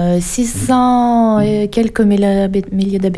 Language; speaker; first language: French; non-native, fluent; Russian